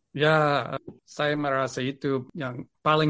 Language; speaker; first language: Indonesian; non-native, fluent; English